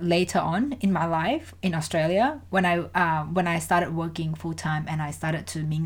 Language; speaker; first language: English; non-native, fluent; Indonesian